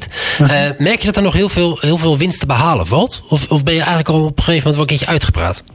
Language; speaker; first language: Dutch; native; Dutch